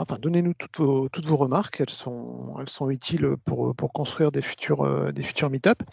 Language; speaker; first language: French; native; French